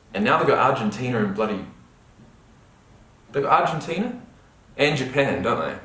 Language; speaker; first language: English; native; English